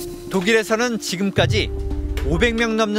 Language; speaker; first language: Korean; native; Korean